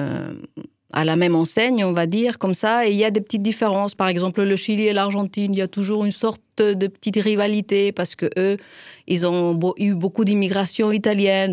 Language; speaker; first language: French; non-native, fluent; Spanish